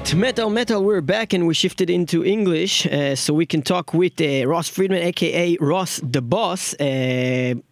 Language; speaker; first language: English; non-native, fluent; Hebrew